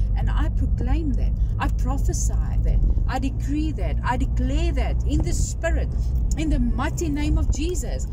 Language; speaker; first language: English; non-native, local second language; Afrikaans